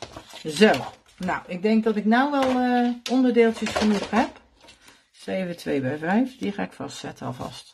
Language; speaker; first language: Dutch; native; Dutch